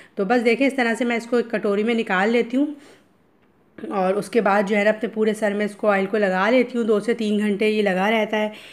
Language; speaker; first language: Hindi; native; Hindi